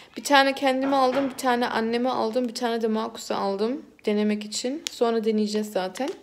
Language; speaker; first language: Turkish; early bilingual, heritage; Turkish